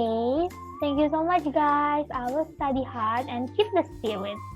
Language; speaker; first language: English; non-native, learner; Indonesian